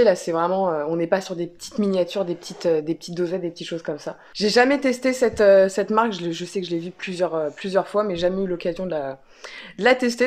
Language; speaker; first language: French; native; French